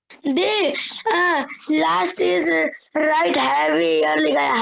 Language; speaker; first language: English; non-native, learner; Hindi